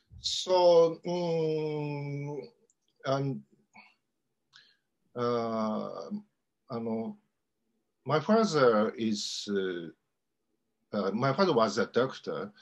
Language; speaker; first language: English; non-native, learner; Japanese